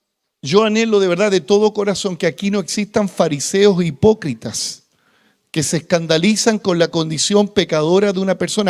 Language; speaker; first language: Spanish; native; Spanish